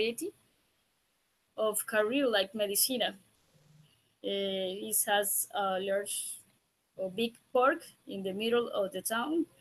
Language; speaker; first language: English; non-native, learner; Spanish